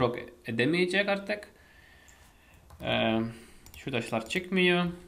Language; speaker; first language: Turkish; non-native, fluent; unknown